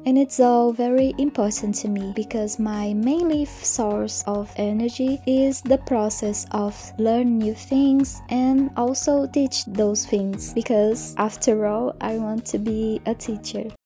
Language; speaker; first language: English; non-native, fluent; Portuguese